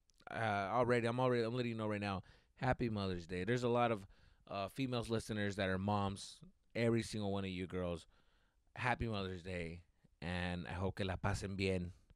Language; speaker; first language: English; early bilingual, other home language; Spanish